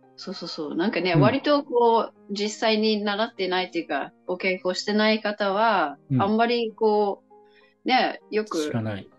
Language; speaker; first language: Japanese; non-native, fluent; English